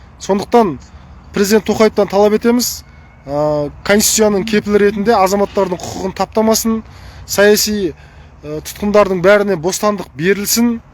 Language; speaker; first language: Kazakh; native; Kazakh